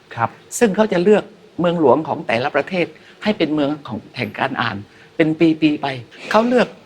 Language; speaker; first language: Thai; native; Thai